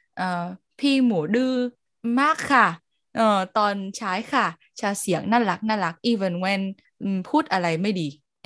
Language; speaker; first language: Thai; non-native, learner; Vietnamese